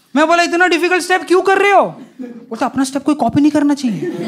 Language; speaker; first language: Hindi; non-native, local second language; Gujarati